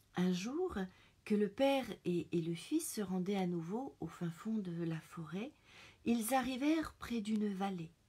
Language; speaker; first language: French; native; French